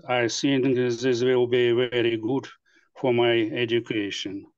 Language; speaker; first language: English; non-native, learner; Russian